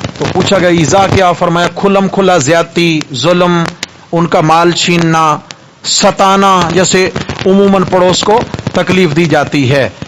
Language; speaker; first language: Urdu; non-native, local second language; Punjabi